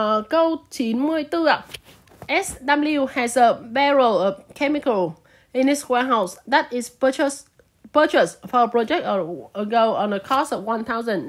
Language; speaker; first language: English; non-native, fluent; Vietnamese